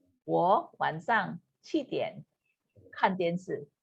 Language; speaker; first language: Chinese; non-native, fluent; Indonesian